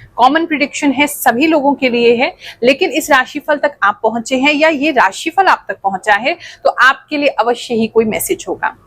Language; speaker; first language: Hindi; native; Hindi